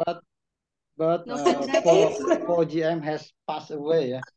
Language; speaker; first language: English; non-native, learner; Indonesian